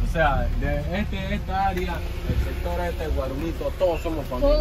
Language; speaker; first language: Spanish; native; Spanish